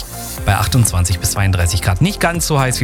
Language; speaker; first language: German; native; German